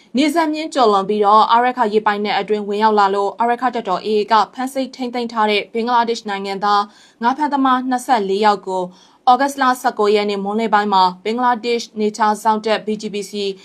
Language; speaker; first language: Burmese; native; Burmese